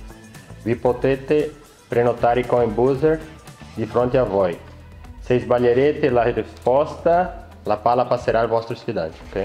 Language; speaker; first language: Italian; non-native, fluent; Portuguese